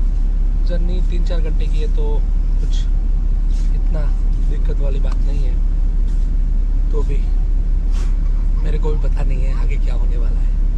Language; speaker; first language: Hindi; native; Hindi